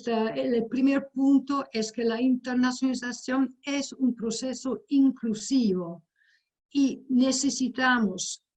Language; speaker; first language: Spanish; non-native, fluent; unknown